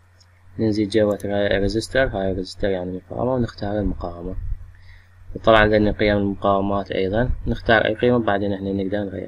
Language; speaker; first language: Arabic; native; Arabic